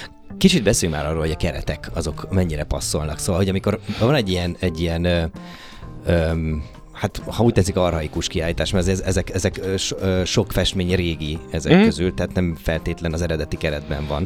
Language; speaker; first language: Hungarian; native; Hungarian